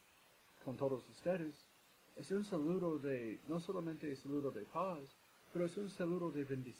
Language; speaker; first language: Spanish; non-native, fluent; English